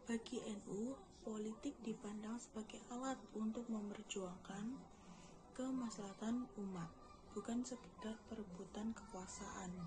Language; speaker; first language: Indonesian; native; Indonesian